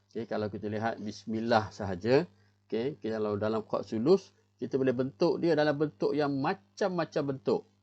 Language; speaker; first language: Malay; native; Malay